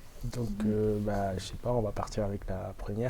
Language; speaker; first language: French; non-native, local second language; Ewe